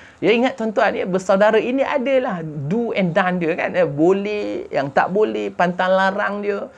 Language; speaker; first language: Malay; native; Malay